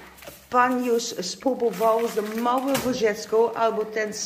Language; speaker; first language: Polish; non-native, learner; Dutch